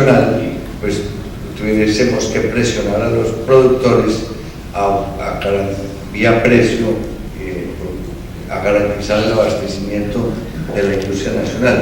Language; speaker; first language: Spanish; native; Spanish